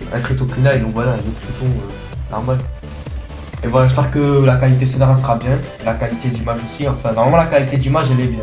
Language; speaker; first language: French; native; French